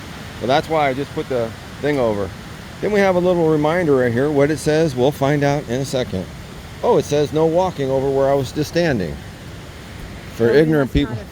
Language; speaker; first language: English; native; English